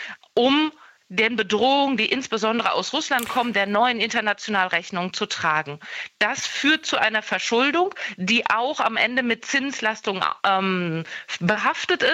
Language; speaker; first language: German; native; German